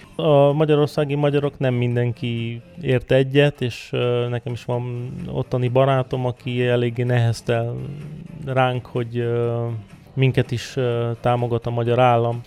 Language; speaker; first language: Hungarian; native; Hungarian